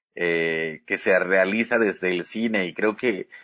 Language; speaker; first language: Spanish; native; Spanish